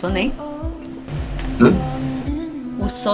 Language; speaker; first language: Korean; non-native, learner; Indonesian